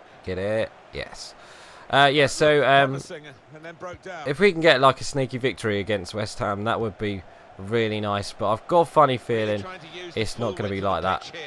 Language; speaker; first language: English; native; English